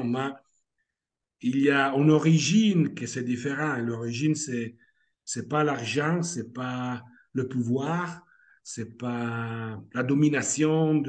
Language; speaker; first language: French; non-native, fluent; Italian